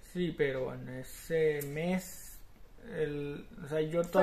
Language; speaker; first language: Spanish; early bilingual, heritage; Spanish